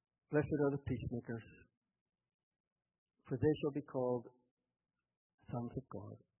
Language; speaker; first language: English; native; English